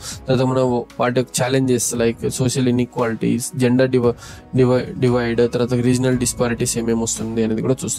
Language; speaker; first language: Telugu; native; Telugu